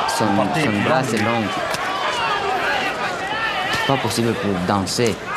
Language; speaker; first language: French; non-native, learner; Romanian